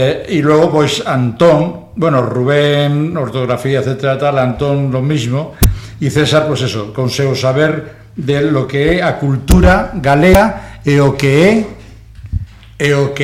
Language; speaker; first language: Galician; non-native, local second language; Spanish